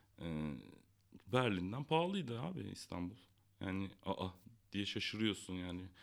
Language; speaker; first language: Turkish; native; Turkish